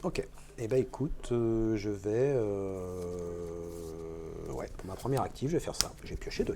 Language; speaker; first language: French; native; French